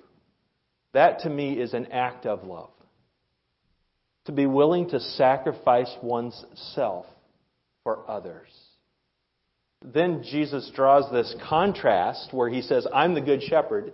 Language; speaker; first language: English; native; English